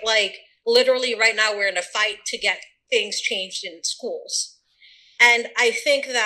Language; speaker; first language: English; early bilingual, other home language; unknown